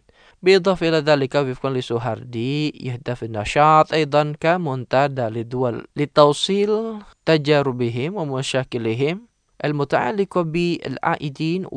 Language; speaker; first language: Arabic; non-native, fluent; Indonesian